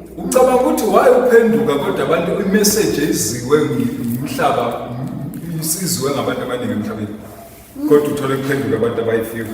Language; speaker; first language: Zulu; native; Zulu